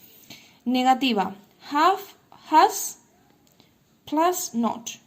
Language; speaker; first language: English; non-native, fluent; Spanish